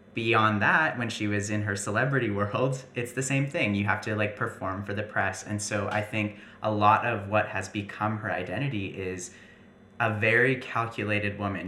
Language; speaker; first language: English; native; English